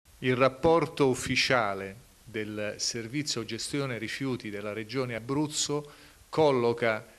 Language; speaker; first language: Italian; native; Italian